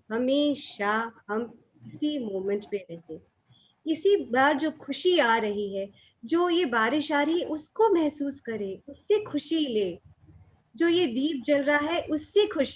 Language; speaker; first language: Hindi; native; Hindi